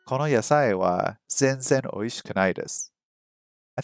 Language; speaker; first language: Japanese; non-native, learner; English